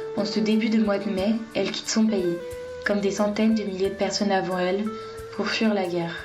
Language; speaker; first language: French; native; French